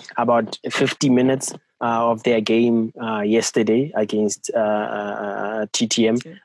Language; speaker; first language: English; non-native, local second language; Southern Sotho